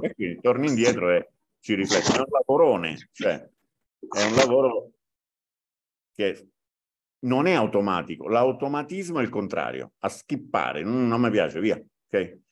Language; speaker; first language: Italian; native; Italian